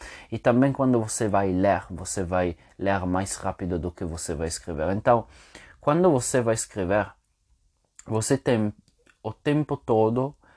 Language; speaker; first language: Portuguese; non-native, fluent; Spanish